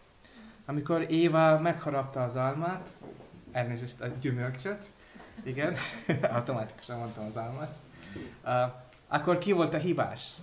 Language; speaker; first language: Hungarian; non-native, learner; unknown